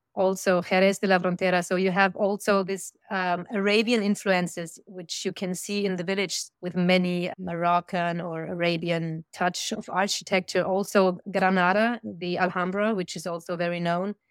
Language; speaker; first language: English; non-native, fluent; German